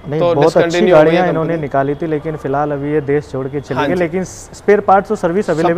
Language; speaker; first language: Hindi; native; Hindi